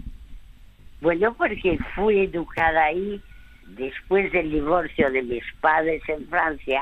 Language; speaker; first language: Spanish; early bilingual, other home language; French